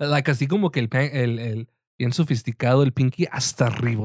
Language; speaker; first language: Spanish; early bilingual, heritage; Spanish